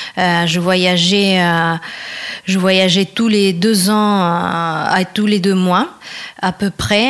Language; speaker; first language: French; non-native, fluent; Spanish